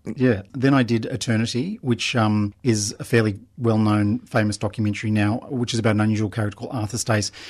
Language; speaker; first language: English; native; English